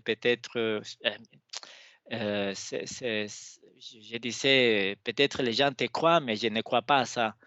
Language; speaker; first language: French; non-native, fluent; Spanish